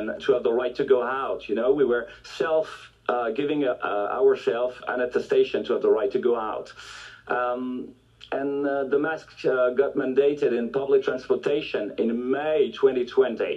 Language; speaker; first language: English; non-native, fluent; French